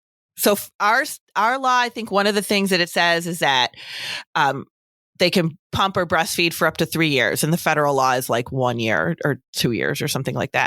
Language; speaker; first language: English; native; English